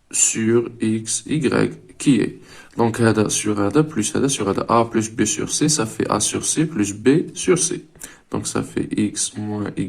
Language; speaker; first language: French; non-native, local second language; Arabic